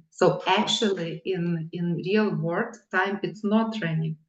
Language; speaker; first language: English; non-native, fluent; Lithuanian